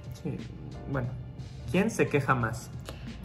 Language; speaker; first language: Spanish; native; Spanish